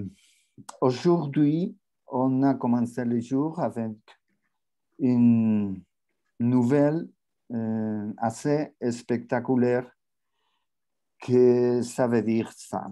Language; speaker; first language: French; non-native, learner; Spanish